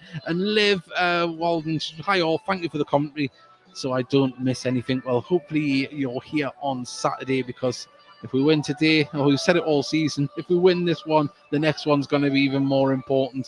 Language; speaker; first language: English; native; English